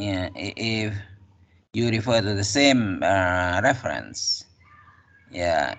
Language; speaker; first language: English; non-native, fluent; Indonesian